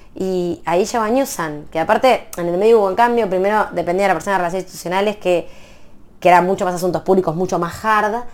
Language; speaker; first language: Spanish; native; Spanish